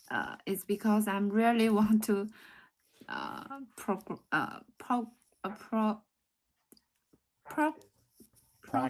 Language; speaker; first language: English; non-native, learner; Chinese